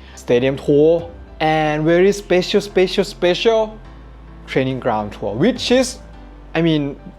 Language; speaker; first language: English; non-native, fluent; Thai